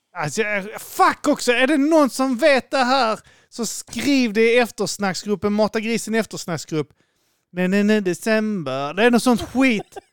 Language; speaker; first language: Swedish; native; Swedish